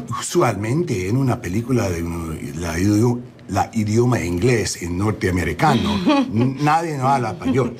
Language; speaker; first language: Spanish; early bilingual, heritage; English